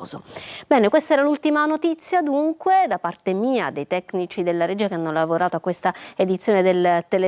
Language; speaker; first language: Italian; native; Italian